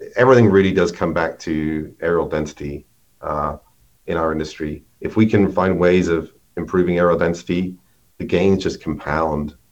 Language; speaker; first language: English; native; English